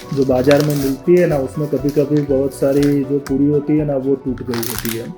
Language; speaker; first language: Hindi; non-native, local second language; Gujarati